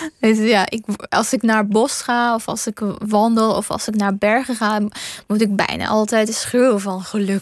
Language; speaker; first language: Dutch; non-native, fluent; Persian